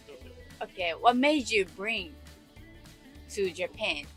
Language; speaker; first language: English; non-native, fluent; Japanese